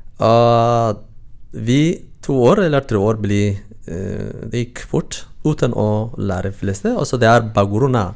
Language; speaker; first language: Norwegian; non-native, learner; Tigrinya